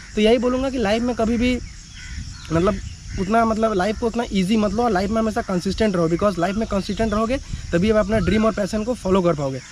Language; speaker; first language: Hindi; non-native, local second language; Bangla